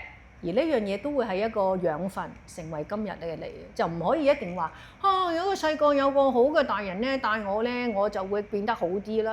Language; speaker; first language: Cantonese; native; Cantonese